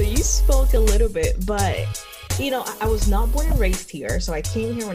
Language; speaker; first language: English; non-native, fluent; Spanish